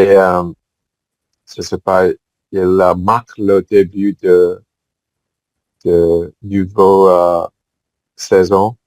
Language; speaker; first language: French; non-native, fluent; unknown